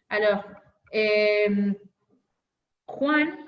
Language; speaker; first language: French; non-native, fluent; Spanish